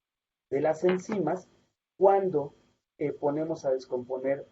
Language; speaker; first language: Spanish; native; Spanish